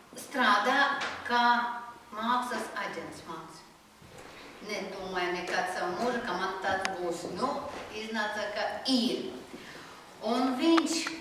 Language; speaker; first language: Latvian; non-native, local second language; Russian